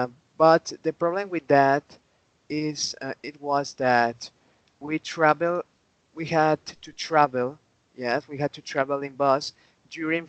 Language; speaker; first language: English; non-native, learner; Spanish